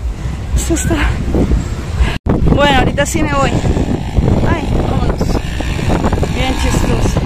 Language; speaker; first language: Spanish; native; Spanish